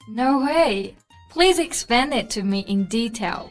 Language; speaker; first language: English; non-native, fluent; Chinese